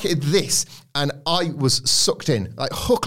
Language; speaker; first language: English; native; English